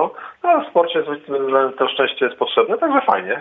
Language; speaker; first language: Polish; native; Polish